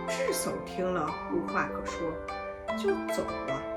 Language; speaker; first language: Chinese; native; Chinese